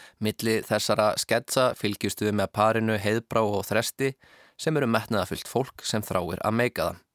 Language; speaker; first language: Icelandic; native; Icelandic